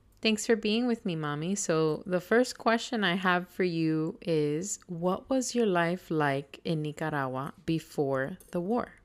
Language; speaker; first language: English; early bilingual, other home language; Spanish